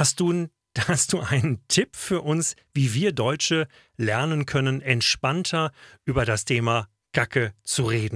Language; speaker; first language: German; native; German